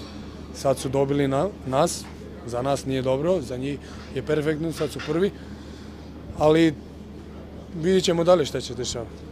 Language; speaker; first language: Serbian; early bilingual, heritage; German